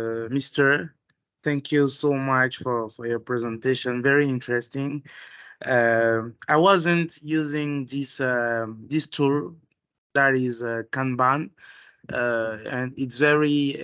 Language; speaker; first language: English; non-native, learner; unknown